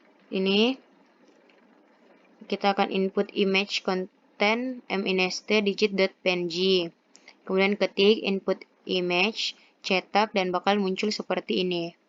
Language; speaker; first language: Indonesian; native; Indonesian